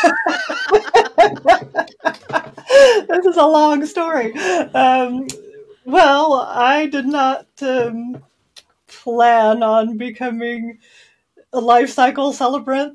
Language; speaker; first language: English; native; English